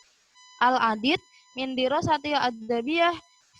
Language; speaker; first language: Arabic; non-native, learner; Indonesian